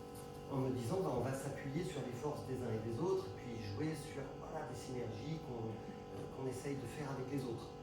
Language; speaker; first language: French; native; French